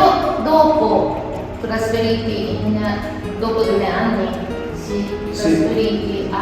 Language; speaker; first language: Italian; non-native, fluent; Japanese